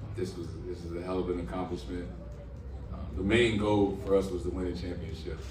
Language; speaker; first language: English; native; English